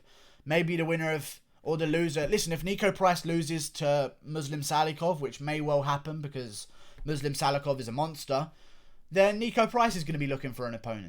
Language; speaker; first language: English; native; English